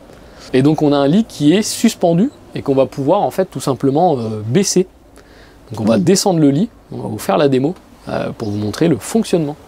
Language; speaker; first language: French; native; French